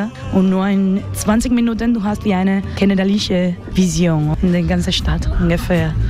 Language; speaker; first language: German; non-native, fluent; Spanish